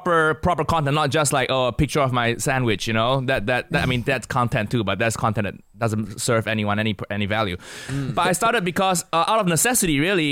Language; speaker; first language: English; non-native, local second language; Cantonese